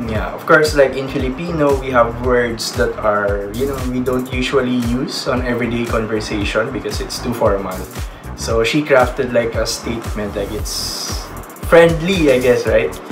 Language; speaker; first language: English; non-native, local second language; Filipino